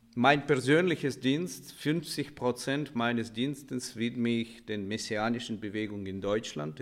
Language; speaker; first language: German; non-native, fluent; Russian